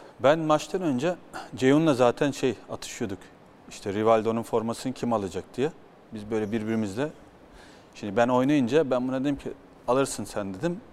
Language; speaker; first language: Turkish; early bilingual, heritage; Turkish